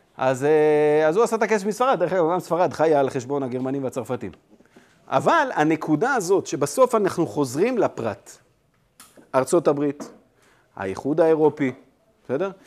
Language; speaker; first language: Hebrew; native; Hebrew